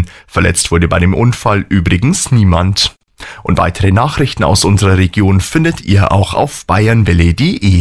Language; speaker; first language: German; native; German